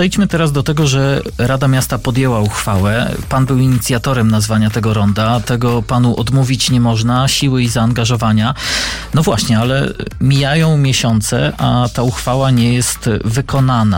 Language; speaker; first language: Polish; native; Polish